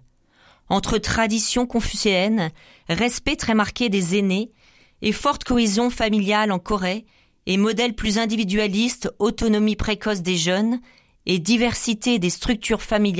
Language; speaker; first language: French; native; French